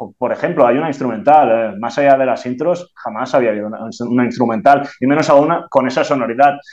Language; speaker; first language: Spanish; non-native, local second language; Catalan